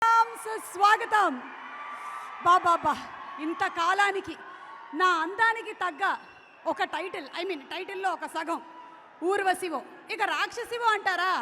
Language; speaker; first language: Telugu; native; Telugu